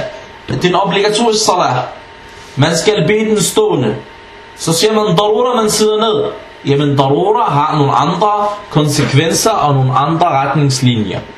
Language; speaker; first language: Danish; non-native, fluent; Arabic